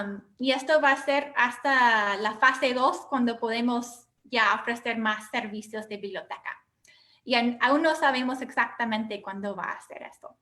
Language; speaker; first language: Spanish; non-native, fluent; English